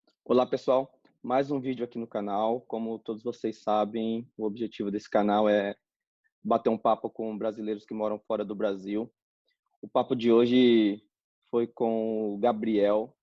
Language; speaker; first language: Portuguese; native; Portuguese